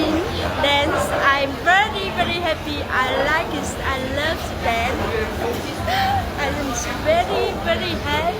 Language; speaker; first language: English; non-native, learner; Vietnamese